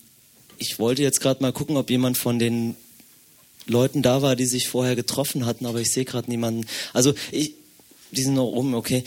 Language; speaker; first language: German; native; German